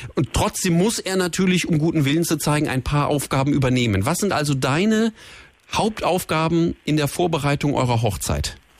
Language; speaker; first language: German; native; German